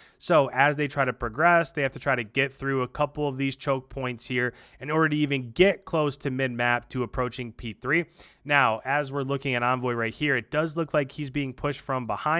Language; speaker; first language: English; native; English